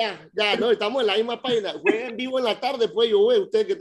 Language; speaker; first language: Spanish; native; Spanish